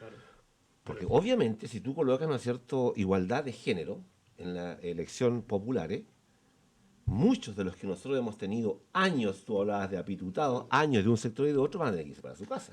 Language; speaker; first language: Spanish; native; Spanish